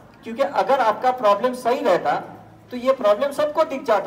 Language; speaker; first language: Hindi; native; Hindi